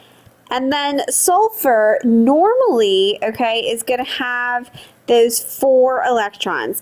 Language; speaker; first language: English; native; English